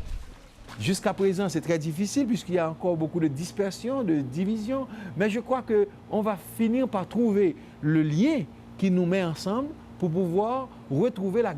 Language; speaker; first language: French; non-native, local second language; Haitian Creole